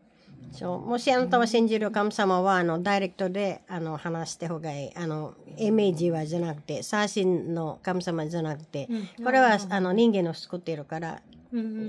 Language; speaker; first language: Japanese; non-native, learner; Filipino